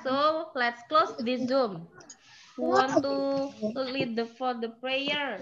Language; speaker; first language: English; non-native, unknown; Indonesian